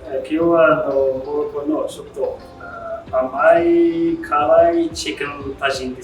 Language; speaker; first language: Japanese; non-native, learner; Arabic